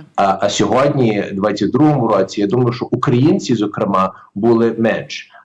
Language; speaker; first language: Ukrainian; early bilingual, heritage; Ukrainian